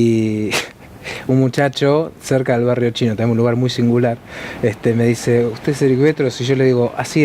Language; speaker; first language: Spanish; native; Spanish